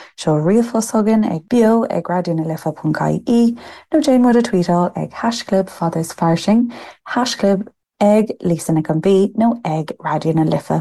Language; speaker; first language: Irish; non-native, local second language; English